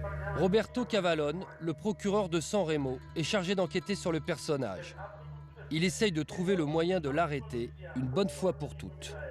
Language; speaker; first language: French; native; French